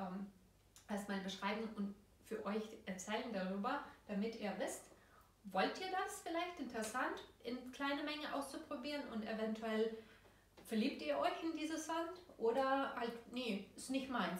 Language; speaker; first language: German; non-native, fluent; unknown